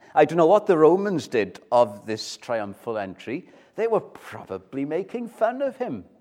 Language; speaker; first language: English; native; English